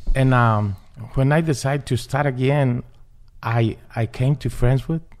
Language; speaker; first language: English; non-native, learner; Spanish